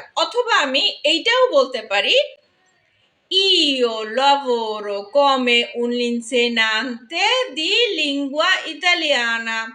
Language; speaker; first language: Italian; non-native, fluent; Bangla